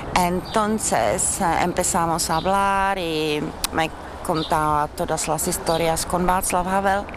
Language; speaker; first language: Spanish; non-native, fluent; Czech